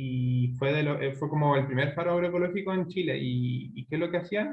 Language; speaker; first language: Spanish; native; Spanish